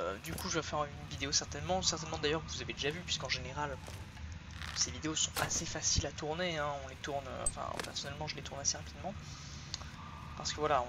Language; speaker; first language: French; native; French